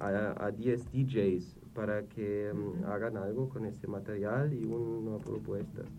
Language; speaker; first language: Spanish; non-native, fluent; German